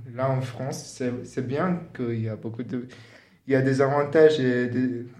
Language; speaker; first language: French; non-native, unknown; Georgian